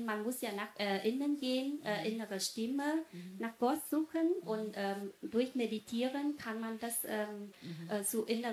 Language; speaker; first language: German; non-native, fluent; Vietnamese